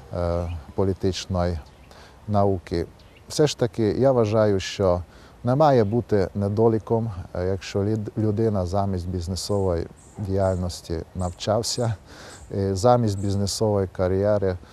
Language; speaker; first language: Ukrainian; non-native, local second language; Hungarian